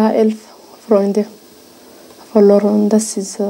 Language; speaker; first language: German; non-native, learner; Hebrew